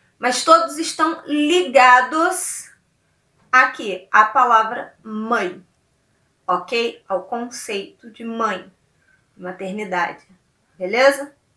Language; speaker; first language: Portuguese; native; Portuguese